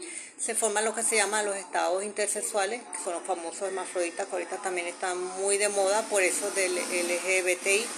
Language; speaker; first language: Spanish; native; Spanish